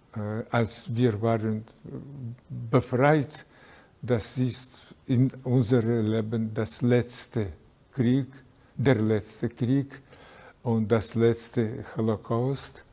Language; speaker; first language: German; non-native, learner; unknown